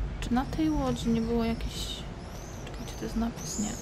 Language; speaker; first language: Polish; native; Polish